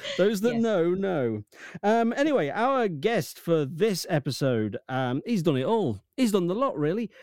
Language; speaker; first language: English; native; English